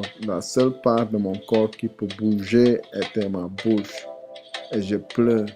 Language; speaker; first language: French; non-native, learner; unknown